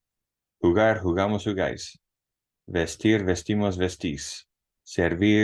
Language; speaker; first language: Spanish; non-native, fluent; English